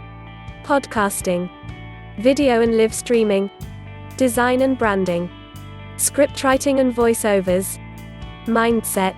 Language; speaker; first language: English; native; English